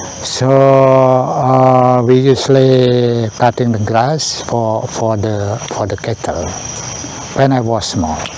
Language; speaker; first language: English; non-native, learner; Indonesian